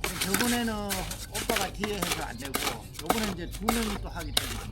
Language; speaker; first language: Korean; native; Korean